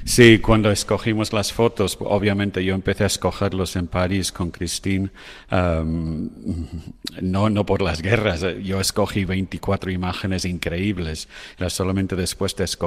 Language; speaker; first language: Spanish; non-native, fluent; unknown